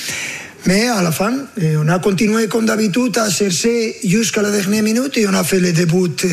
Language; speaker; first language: French; non-native, learner; Spanish